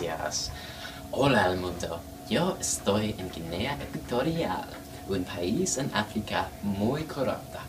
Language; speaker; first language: Spanish; non-native, learner; English